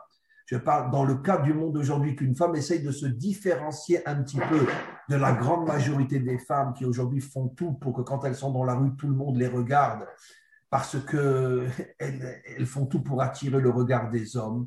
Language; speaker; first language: French; native; French